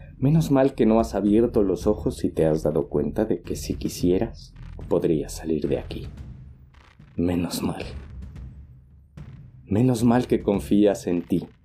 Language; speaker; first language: Spanish; native; Spanish